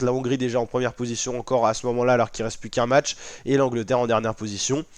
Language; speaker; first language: French; native; French